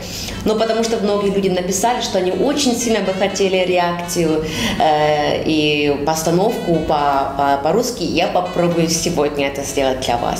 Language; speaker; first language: Russian; early bilingual, heritage; Russian